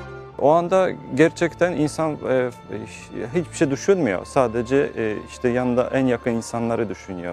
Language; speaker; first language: Turkish; early bilingual, heritage; Turkish